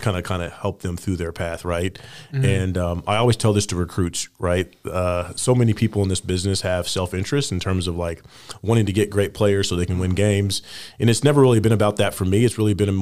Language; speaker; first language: English; native; English